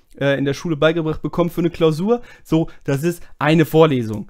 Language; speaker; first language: German; native; German